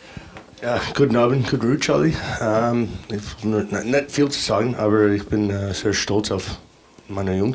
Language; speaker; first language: German; non-native, fluent; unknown